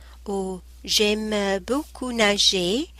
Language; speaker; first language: French; non-native, fluent; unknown